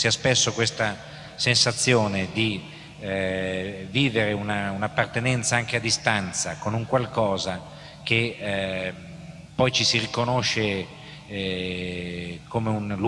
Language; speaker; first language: Italian; native; Italian